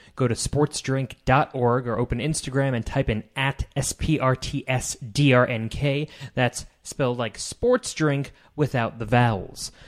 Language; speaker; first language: English; native; English